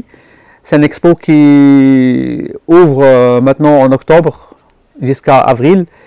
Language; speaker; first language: French; non-native, local second language; Arabic